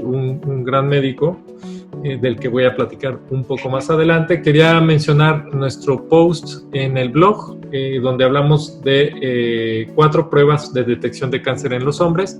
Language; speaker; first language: Spanish; native; Spanish